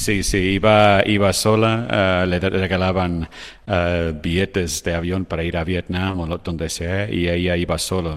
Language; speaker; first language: Spanish; non-native, fluent; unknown